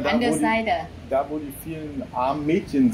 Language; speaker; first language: German; native; German